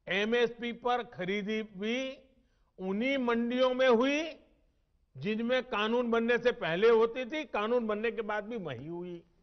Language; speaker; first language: Hindi; non-native, local second language; Gujarati